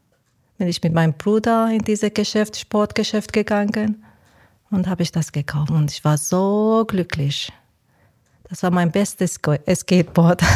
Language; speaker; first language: German; non-native, learner; Persian